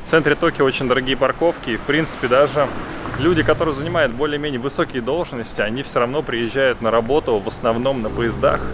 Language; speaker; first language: Russian; native; Russian